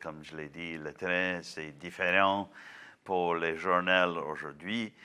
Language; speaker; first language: French; non-native, local second language; English